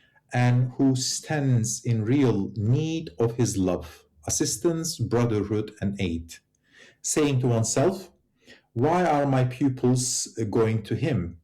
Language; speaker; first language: English; non-native, fluent; Turkish